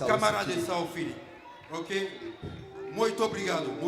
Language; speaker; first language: Portuguese; non-native, learner; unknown